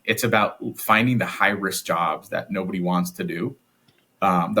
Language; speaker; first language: English; native; English